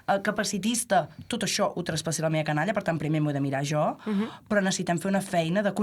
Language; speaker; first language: Catalan; native; Catalan